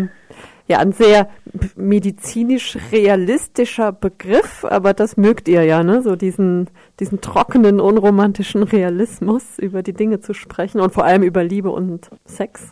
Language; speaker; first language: German; native; German